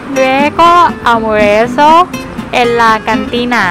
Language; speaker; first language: Spanish; non-native, learner; Thai